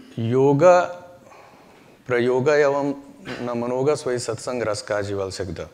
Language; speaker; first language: Russian; non-native, learner; Hindi